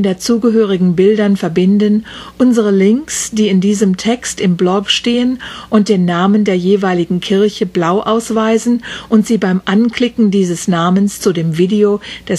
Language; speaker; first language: German; native; German